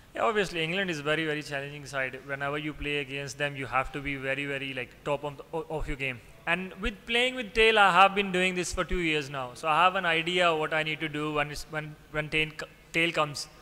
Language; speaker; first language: English; non-native, local second language; Urdu